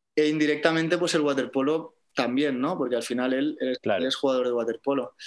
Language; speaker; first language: Spanish; native; Spanish